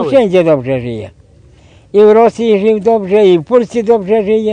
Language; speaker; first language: Polish; non-native, learner; Russian